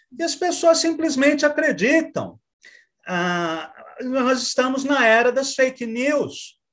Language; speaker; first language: Portuguese; native; Portuguese